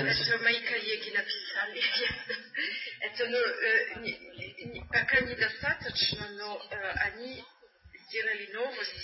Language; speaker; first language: Russian; non-native, learner; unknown